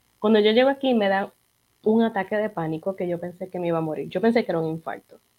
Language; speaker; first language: Spanish; native; Spanish